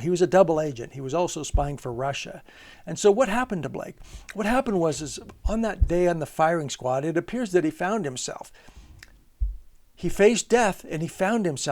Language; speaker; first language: English; native; English